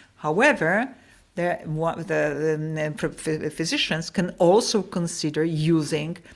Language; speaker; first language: English; non-native, fluent; Polish